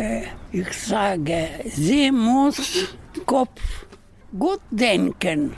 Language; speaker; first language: German; non-native, learner; Russian